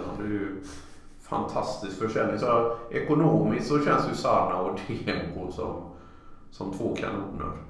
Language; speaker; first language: Swedish; native; Swedish